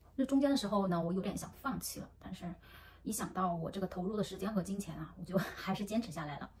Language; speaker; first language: Chinese; native; Chinese